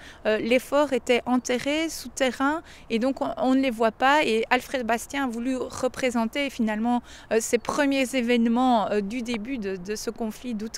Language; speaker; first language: French; native; French